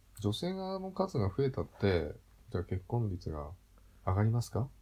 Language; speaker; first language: Japanese; native; Japanese